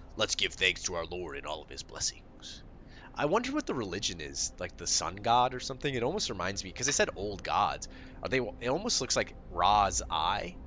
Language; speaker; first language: English; native; English